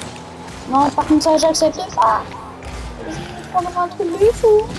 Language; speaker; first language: French; native; French